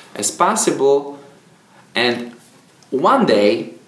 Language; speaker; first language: English; non-native, fluent; Czech